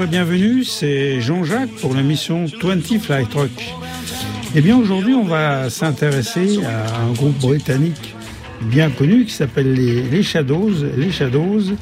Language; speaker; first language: French; native; French